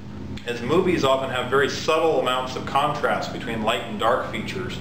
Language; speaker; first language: English; native; English